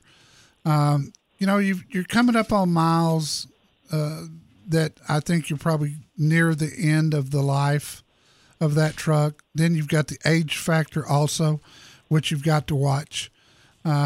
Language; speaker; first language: English; native; English